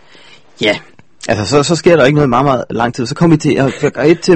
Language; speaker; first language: Danish; native; Danish